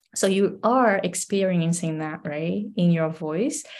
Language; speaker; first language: English; non-native, fluent; Japanese